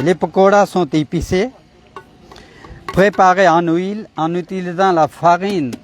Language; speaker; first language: French; non-native, fluent; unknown